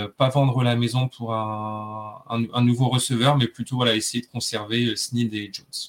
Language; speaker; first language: French; native; French